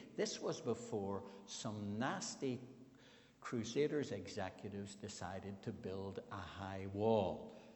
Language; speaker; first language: English; native; English